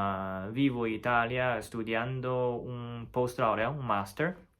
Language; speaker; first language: Italian; non-native, learner; Chinese